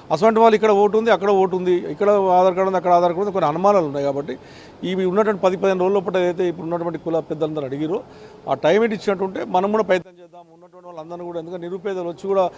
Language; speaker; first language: Telugu; native; Telugu